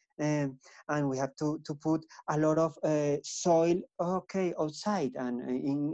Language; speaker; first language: English; non-native, learner; Spanish